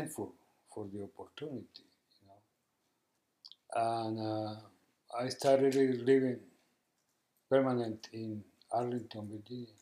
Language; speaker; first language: English; non-native, learner; Spanish